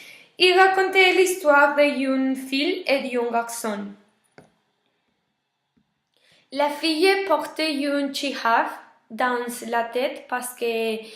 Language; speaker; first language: French; non-native, learner; Spanish